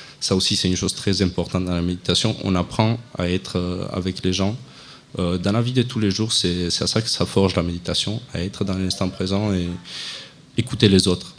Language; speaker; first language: French; non-native, fluent; Romanian